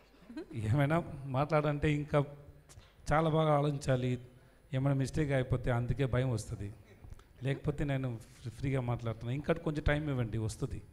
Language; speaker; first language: Telugu; non-native, learner; Tamil